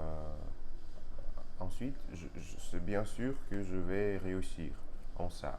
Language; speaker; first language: French; non-native, learner; Russian